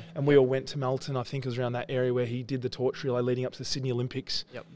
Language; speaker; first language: English; native; English